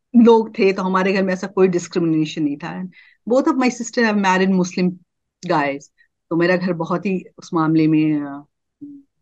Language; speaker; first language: Hindi; native; Hindi